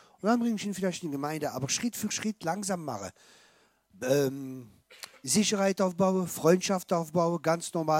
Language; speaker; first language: German; non-native, fluent; French